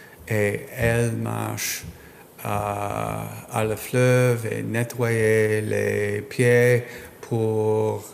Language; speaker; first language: French; non-native, learner; English